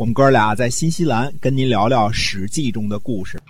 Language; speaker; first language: Chinese; native; Chinese